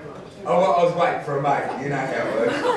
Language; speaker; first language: English; native; English